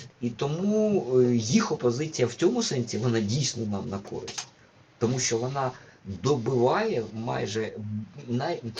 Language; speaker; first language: Ukrainian; non-native, local second language; Russian